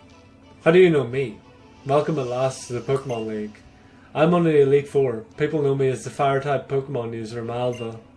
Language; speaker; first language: English; native; English